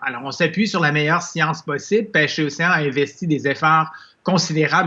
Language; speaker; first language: French; native; French